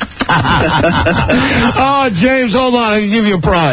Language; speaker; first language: English; native; English